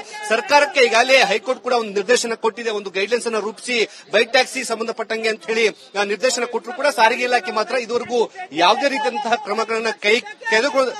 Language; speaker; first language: Kannada; native; Kannada